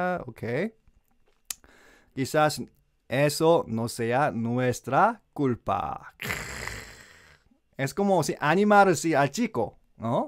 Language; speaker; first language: Spanish; non-native, learner; Korean